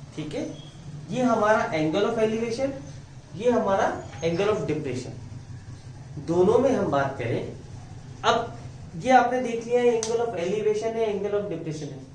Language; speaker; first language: Hindi; native; Hindi